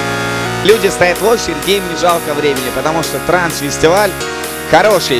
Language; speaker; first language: Russian; native; Russian